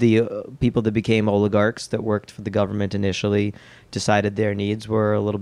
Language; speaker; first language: English; early bilingual, other home language; Russian